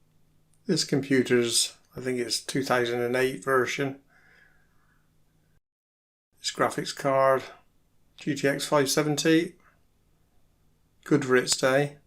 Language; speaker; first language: English; native; English